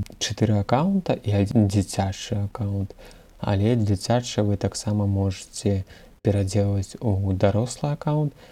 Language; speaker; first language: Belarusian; non-native, local second language; Russian